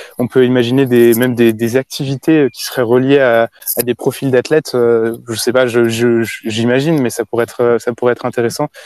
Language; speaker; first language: French; native; French